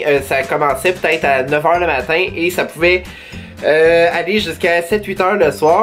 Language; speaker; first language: French; native; French